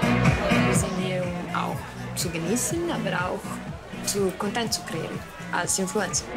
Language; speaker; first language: German; non-native, learner; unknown